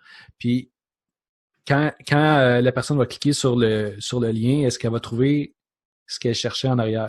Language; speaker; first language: French; native; French